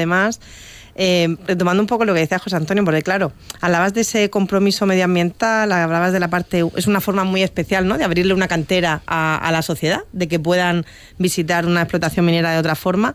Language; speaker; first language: Spanish; native; Spanish